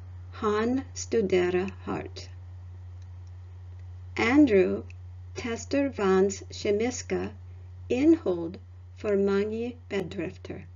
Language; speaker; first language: Norwegian; non-native, learner; English